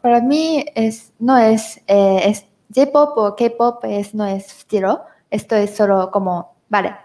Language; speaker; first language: Spanish; non-native, learner; Japanese